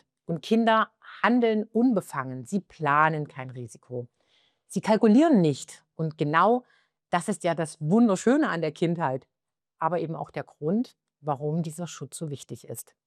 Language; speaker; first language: German; native; German